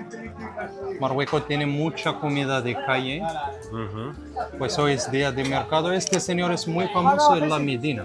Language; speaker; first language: Spanish; non-native, fluent; Arabic